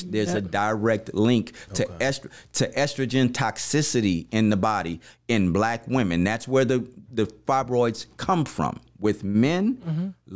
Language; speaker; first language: English; native; English